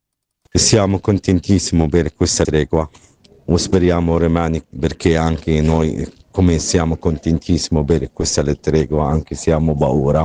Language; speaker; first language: Italian; non-native, learner; Arabic